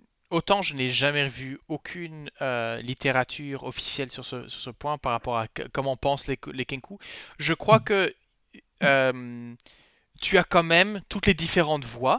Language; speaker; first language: French; native; French